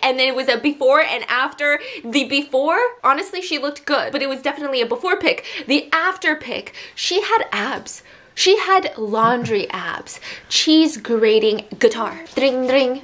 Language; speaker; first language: English; early bilingual, other home language; Korean